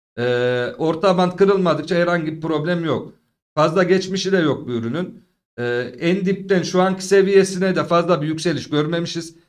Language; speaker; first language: Turkish; native; Turkish